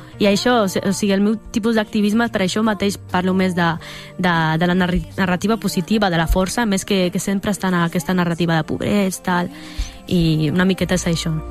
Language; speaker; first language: Catalan; early bilingual, other home language; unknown